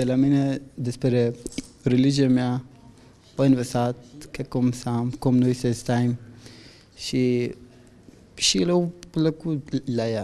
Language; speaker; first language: Romanian; non-native, learner; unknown